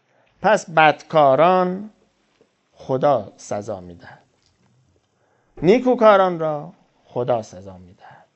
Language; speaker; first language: Persian; native; Persian